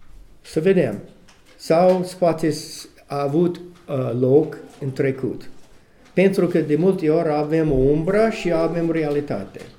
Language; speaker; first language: Romanian; non-native, learner; English